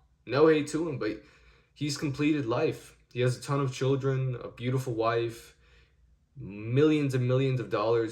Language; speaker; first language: English; native; English